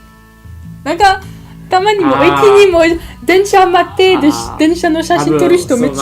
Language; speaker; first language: Japanese; non-native, learner; French